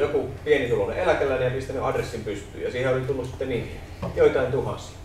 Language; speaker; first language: Finnish; native; Finnish